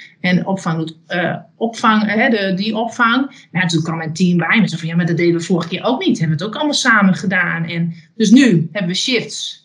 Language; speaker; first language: Dutch; native; Dutch